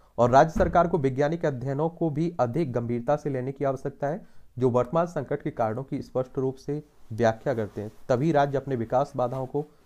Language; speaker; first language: Hindi; native; Hindi